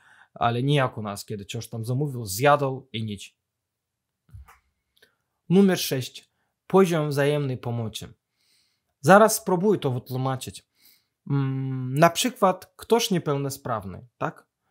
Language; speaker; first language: Polish; non-native, fluent; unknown